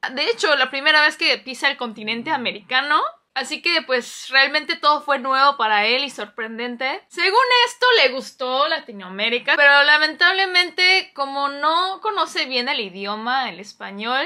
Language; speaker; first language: Spanish; non-native, fluent; Korean